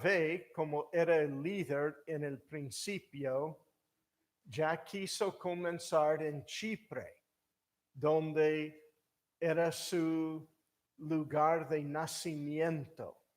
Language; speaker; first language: Spanish; non-native, fluent; English